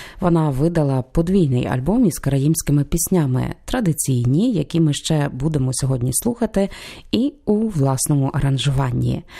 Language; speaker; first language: Ukrainian; native; Ukrainian